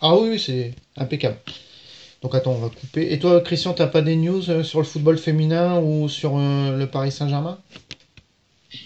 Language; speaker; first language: French; native; French